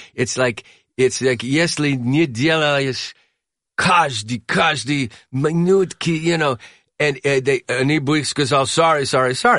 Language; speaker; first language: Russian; non-native, learner; English